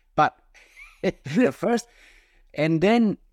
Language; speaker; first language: English; non-native, fluent; Italian